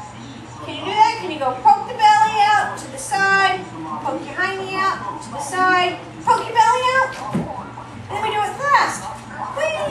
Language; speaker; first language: English; native; English